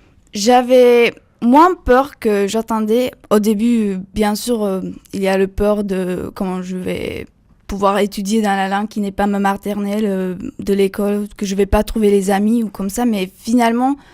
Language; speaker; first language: French; non-native, fluent; Slovak